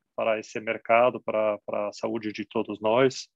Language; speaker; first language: Portuguese; non-native, fluent; German